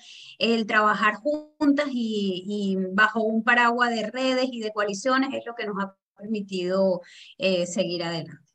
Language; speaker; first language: Spanish; native; Spanish